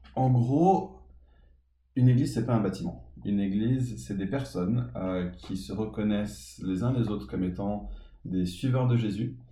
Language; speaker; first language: French; early bilingual, other home language; English